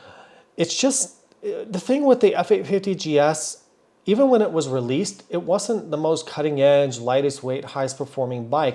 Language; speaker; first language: English; native; English